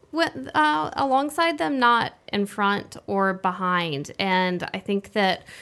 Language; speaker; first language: English; native; English